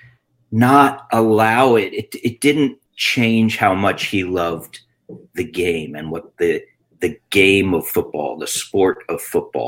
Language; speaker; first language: English; native; English